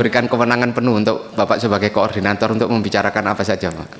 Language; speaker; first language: Indonesian; native; Indonesian